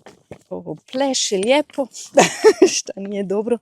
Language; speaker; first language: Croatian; non-native, fluent; German